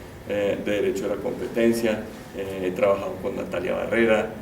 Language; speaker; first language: Spanish; native; Spanish